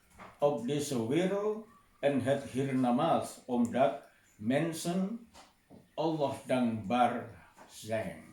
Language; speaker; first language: Dutch; non-native, fluent; Indonesian